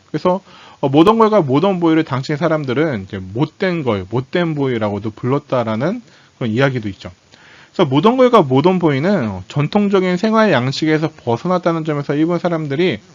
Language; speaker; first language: Korean; native; Korean